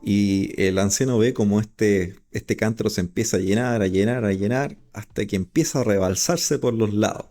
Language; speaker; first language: Spanish; native; Spanish